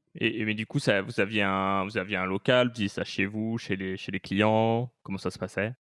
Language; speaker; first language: French; native; French